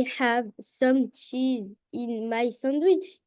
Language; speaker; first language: English; non-native, learner; French